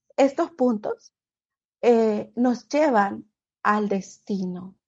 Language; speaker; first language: Spanish; native; Spanish